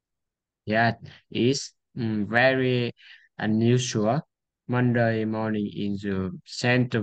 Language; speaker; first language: English; non-native, learner; Vietnamese